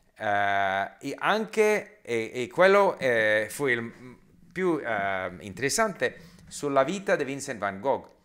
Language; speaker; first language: Italian; non-native, learner; English